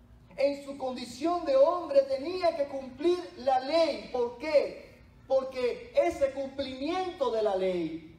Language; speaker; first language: Spanish; native; Spanish